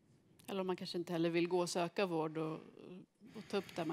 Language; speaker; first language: Swedish; native; Swedish